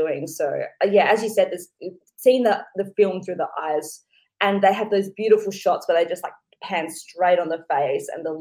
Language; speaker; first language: English; native; English